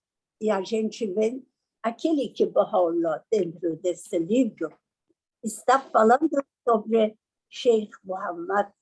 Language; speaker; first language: Portuguese; non-native, learner; Persian